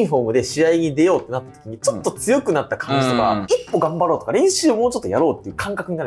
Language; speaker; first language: Japanese; native; Japanese